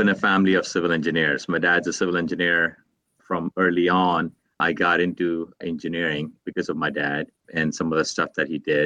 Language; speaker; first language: English; non-native, local second language; Telugu